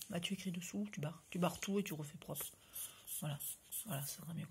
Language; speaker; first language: French; native; French